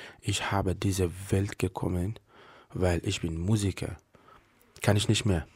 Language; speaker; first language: German; non-native, learner; Persian